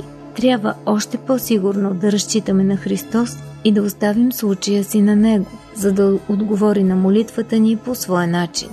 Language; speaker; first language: Bulgarian; native; Bulgarian